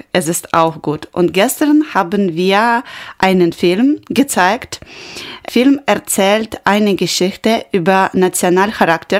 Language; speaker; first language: German; non-native, learner; Ukrainian